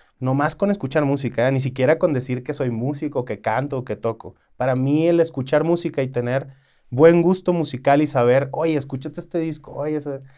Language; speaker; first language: Spanish; native; Spanish